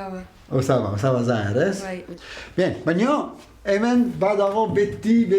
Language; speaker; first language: Basque; non-native, learner; Arabic